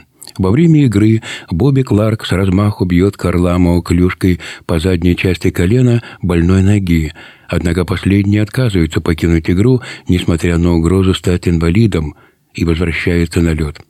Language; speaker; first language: Russian; native; Russian